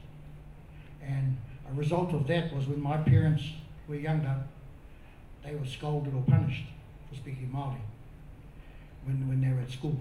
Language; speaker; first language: English; native; English